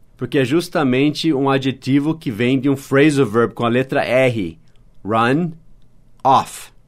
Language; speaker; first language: Portuguese; non-native, fluent; English